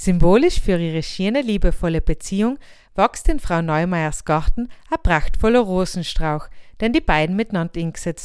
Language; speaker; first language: German; native; German